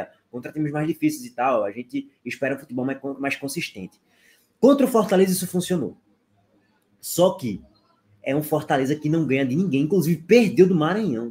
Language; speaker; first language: Portuguese; native; Portuguese